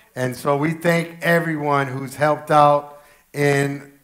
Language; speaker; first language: English; early bilingual, other home language; Spanish